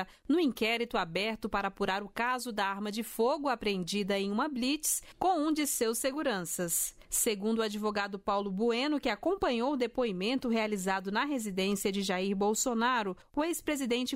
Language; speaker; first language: Portuguese; native; Portuguese